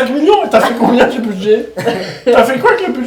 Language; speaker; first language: French; native; French